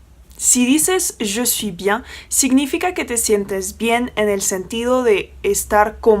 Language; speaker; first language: Spanish; non-native, fluent; French